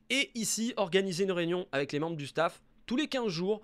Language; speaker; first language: French; native; French